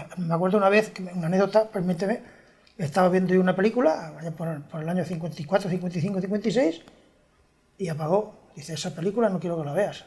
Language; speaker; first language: Spanish; native; Spanish